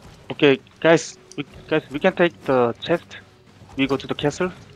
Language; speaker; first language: English; non-native, learner; Korean